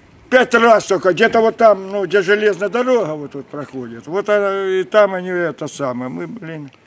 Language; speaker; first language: Russian; native; Russian